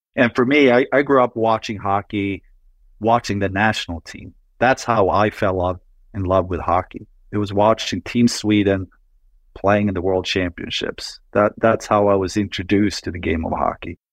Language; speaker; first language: English; non-native, fluent; Swedish